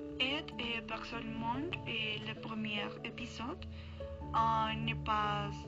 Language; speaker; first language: French; non-native, learner; Spanish